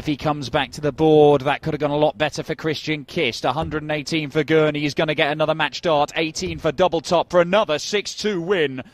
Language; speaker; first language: English; native; English